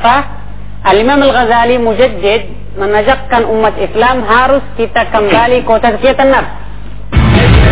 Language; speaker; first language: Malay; non-native, fluent; Arabic